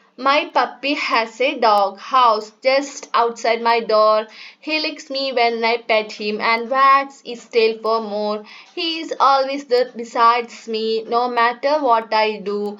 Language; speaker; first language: English; non-native, local second language; Malayalam